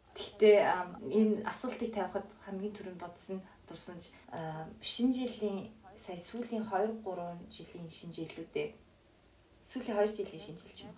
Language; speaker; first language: Mongolian; early bilingual, heritage; Mongolian